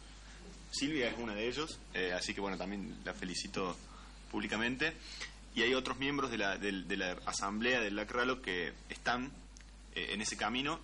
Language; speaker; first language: Spanish; native; Spanish